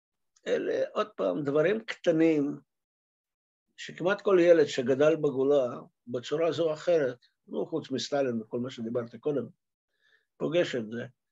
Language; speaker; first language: Hebrew; non-native, fluent; Russian